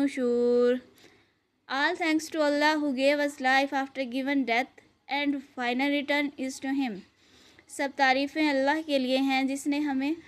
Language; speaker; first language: Urdu; native; Urdu